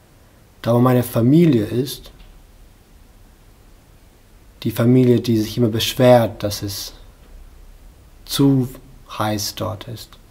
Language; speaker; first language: German; non-native, fluent; Bosnian